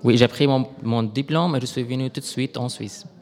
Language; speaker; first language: French; non-native, learner; Arabic